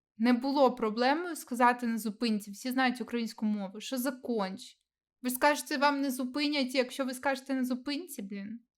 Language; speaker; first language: Ukrainian; non-native, local second language; Russian